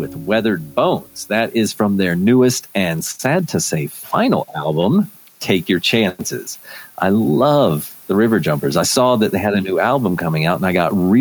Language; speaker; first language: English; native; English